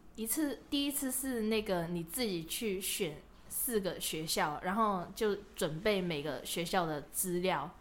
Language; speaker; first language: Chinese; non-native, local second language; Cantonese